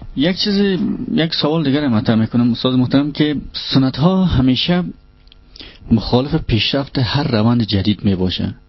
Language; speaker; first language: Persian; native; Persian